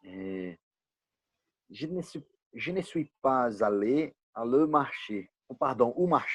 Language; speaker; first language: French; non-native, learner; Portuguese